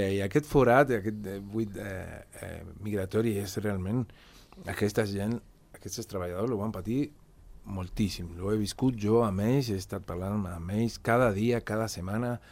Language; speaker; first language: Catalan; non-native, local second language; Spanish